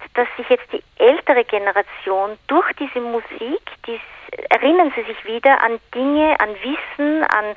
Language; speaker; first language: German; native; German